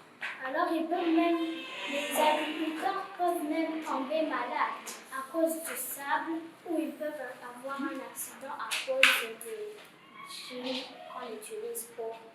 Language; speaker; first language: French; non-native, learner; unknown